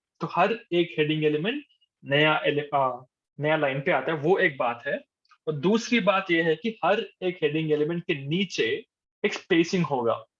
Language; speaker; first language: Hindi; non-native, local second language; Telugu